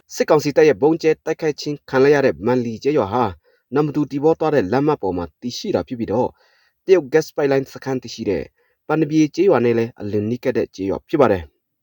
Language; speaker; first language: Burmese; non-native, local second language; Shwe Palaung